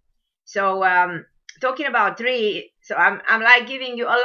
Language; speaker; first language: English; non-native, fluent; Romanian